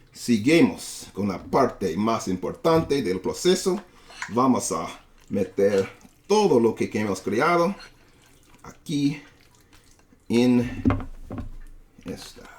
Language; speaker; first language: Spanish; non-native, learner; English